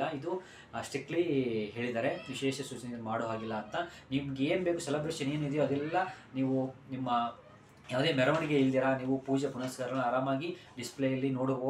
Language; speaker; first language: Kannada; native; Kannada